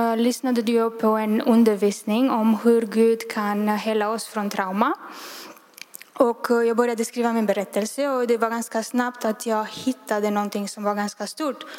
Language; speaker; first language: Swedish; non-native, fluent; Romanian